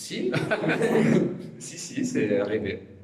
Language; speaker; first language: French; native; French